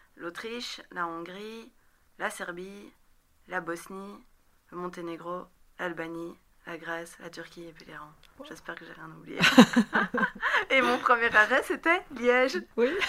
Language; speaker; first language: French; native; French